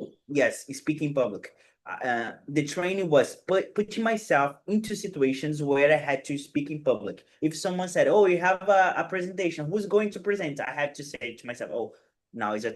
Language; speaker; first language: English; non-native, fluent; Portuguese